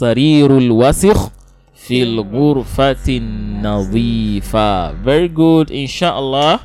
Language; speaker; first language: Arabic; non-native, fluent; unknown